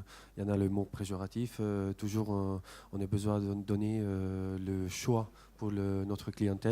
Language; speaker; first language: French; non-native, fluent; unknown